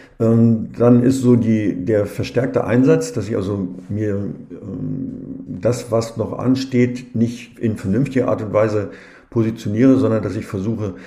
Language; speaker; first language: German; native; German